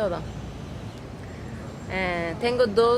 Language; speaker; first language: Spanish; early bilingual, heritage; Ladino